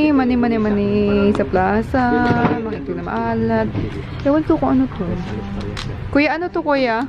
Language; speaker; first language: Filipino; non-native, learner; English